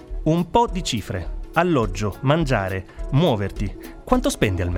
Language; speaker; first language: Italian; native; Italian